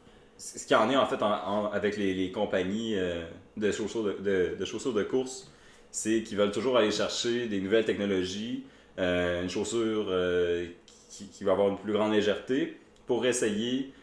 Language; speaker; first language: French; native; French